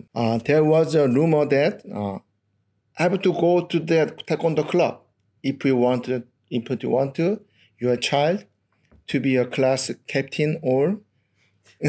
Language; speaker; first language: English; non-native, learner; Korean